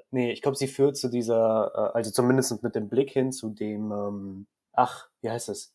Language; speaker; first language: German; native; German